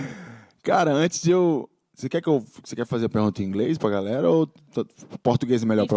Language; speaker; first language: Portuguese; native; Portuguese